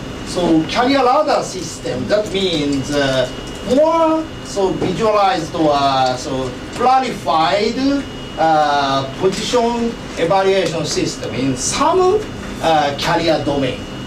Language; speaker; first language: English; non-native, fluent; Japanese